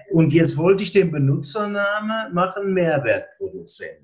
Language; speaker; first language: German; native; German